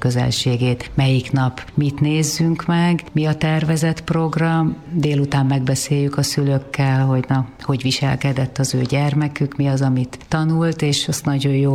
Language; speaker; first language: Hungarian; native; Hungarian